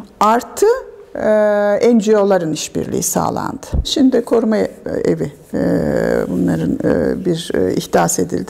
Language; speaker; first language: Turkish; native; Turkish